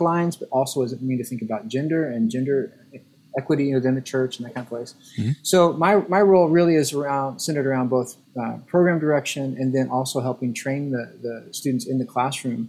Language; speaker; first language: English; native; English